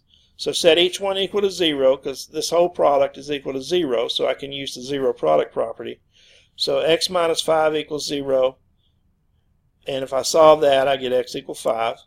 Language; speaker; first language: English; native; English